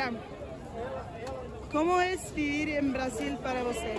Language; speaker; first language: Spanish; non-native, fluent; English